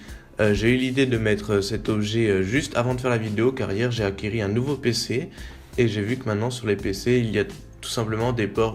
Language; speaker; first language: French; native; French